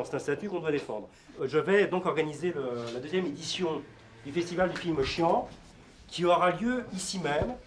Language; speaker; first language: French; native; French